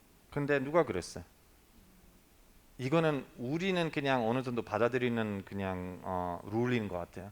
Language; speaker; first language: Korean; non-native, fluent; German